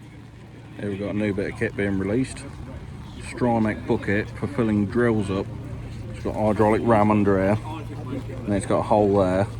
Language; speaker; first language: English; native; English